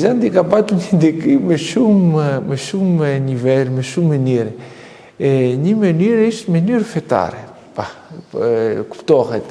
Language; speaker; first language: Albanian; non-native, fluent; Greek